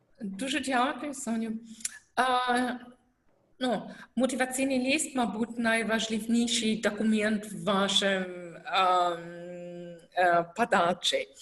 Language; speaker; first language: Ukrainian; non-native, learner; German